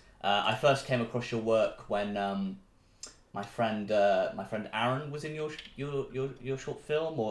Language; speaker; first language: English; native; English